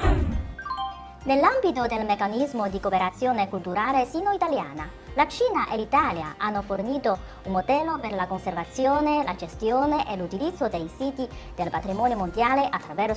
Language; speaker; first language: Italian; non-native, fluent; Chinese